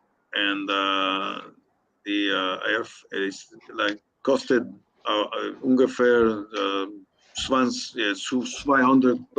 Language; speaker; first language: German; non-native, learner; Spanish